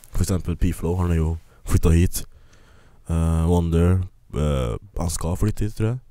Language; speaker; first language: Norwegian; early bilingual, other home language; English